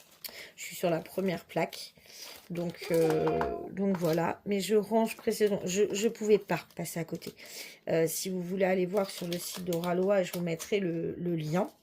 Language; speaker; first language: French; native; French